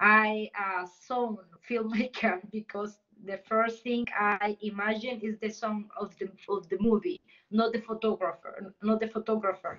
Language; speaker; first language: English; non-native, learner; Spanish